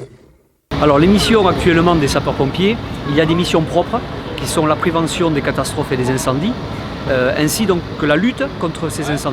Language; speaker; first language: French; native; French